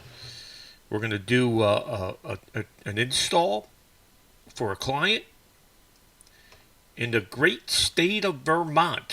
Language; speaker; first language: English; native; English